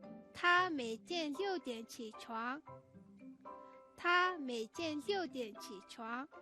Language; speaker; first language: Chinese; non-native, fluent; Mongolian